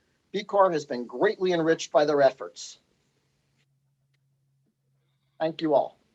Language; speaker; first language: English; native; English